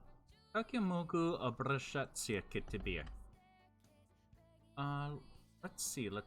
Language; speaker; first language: Russian; non-native, learner; English